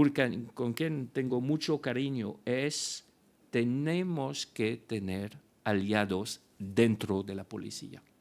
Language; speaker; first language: Spanish; non-native, fluent; French